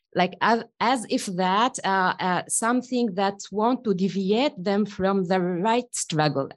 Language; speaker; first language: English; non-native, fluent; Arabic